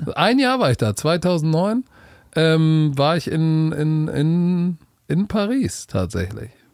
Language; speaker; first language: German; native; German